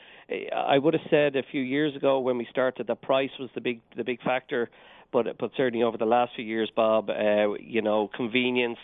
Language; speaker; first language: English; native; English